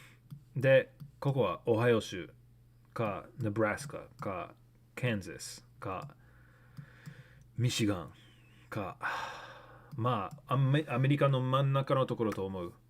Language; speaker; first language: Japanese; non-native, learner; English